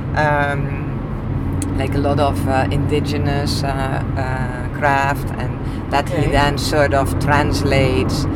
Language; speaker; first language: English; non-native, fluent; Dutch